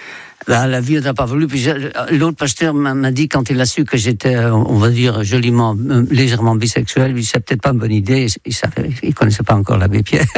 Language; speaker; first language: French; non-native, fluent; Dutch